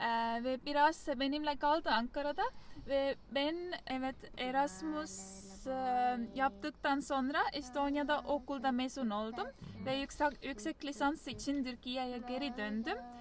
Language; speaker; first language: Turkish; non-native, fluent; Estonian